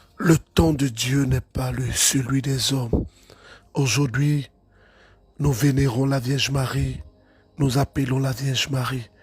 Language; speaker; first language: French; non-native, local second language; Ewe